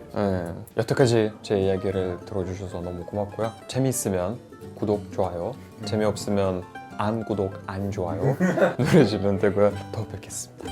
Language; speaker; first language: Korean; non-native, fluent; Russian